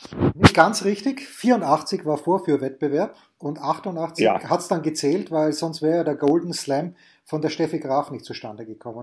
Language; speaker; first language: German; native; German